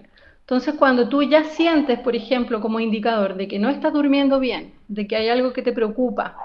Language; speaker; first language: Spanish; native; Spanish